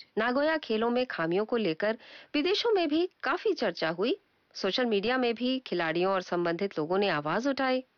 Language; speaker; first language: Hindi; non-native, fluent; Japanese